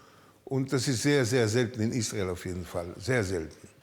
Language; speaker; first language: German; early bilingual, heritage; German